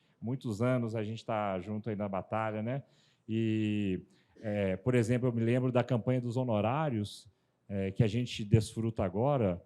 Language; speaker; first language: Portuguese; native; Portuguese